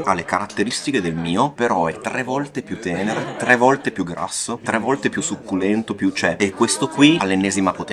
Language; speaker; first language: Italian; native; Italian